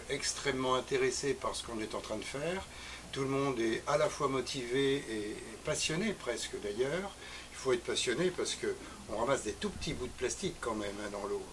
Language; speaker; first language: French; native; French